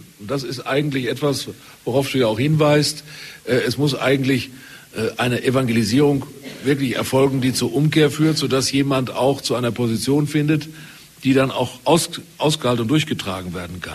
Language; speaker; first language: German; native; German